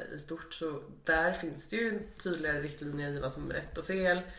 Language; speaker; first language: Swedish; native; Swedish